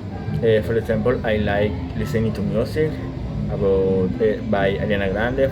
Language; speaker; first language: English; non-native, learner; Spanish